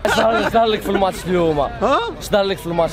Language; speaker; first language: Arabic; native; Arabic